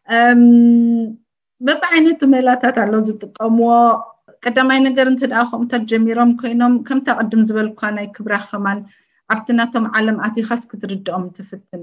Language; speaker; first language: Tigrinya; early bilingual, heritage; Tigrinya